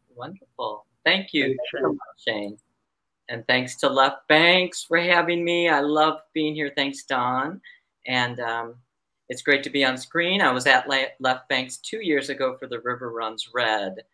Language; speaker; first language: English; native; English